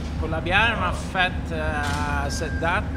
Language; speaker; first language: French; non-native, learner; Swedish